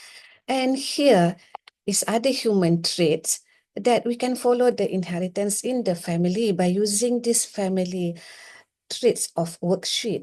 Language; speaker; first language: English; non-native, local second language; Malay